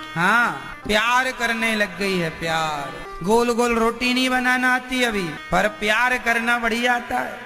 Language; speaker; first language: Hindi; native; Hindi